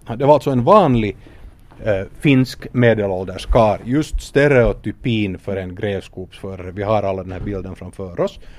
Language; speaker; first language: Swedish; native; Swedish